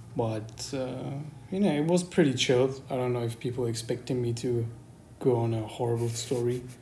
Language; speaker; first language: English; non-native, fluent; Persian